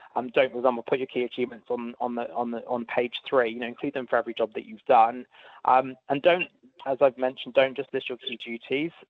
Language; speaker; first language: English; native; English